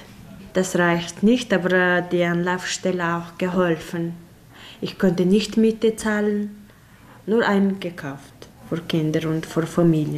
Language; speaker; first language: German; non-native, learner; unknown